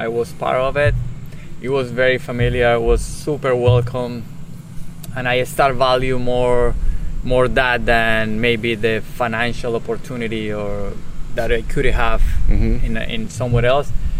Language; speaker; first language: English; non-native, fluent; Spanish